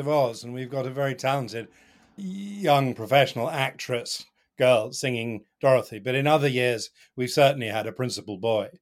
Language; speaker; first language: English; native; English